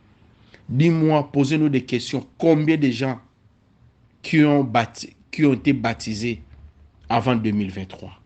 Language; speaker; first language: French; non-native, local second language; Lingala